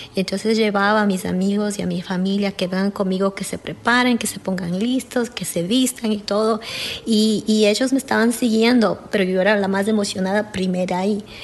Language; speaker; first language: Spanish; native; Spanish